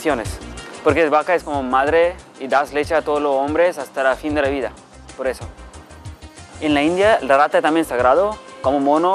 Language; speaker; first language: Spanish; non-native, learner; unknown